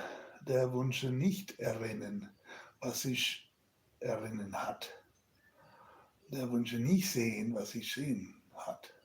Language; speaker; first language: German; non-native, learner; Spanish